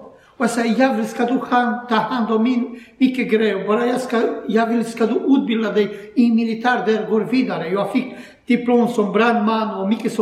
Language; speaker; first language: Swedish; non-native, learner; Croatian